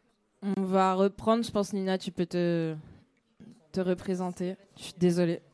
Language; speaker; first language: French; native; French